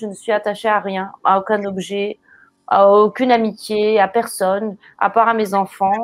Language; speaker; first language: French; native; French